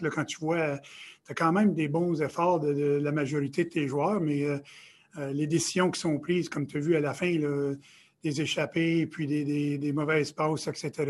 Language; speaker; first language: French; native; French